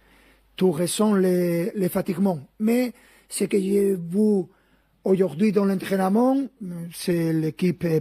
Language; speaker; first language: French; non-native, fluent; Spanish